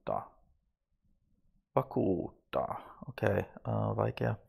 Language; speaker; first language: Finnish; non-native, learner; English